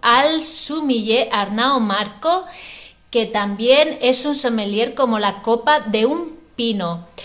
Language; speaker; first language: Spanish; non-native, local second language; Catalan